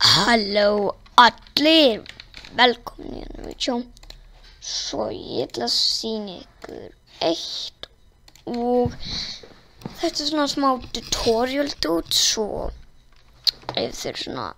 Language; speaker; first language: Icelandic; non-native, learner; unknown